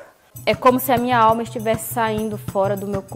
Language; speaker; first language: Portuguese; native; Portuguese